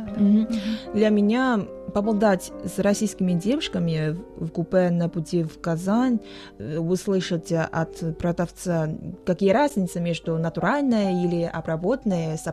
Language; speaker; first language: Russian; non-native, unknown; Chinese